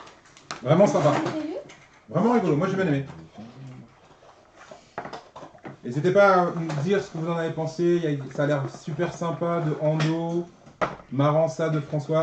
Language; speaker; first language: French; native; French